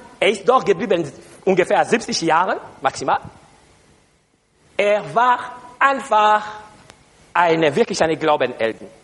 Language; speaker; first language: German; non-native, learner; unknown